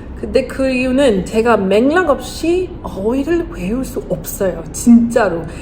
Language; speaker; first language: Korean; non-native, fluent; English